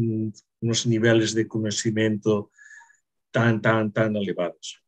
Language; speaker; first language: Spanish; native; Spanish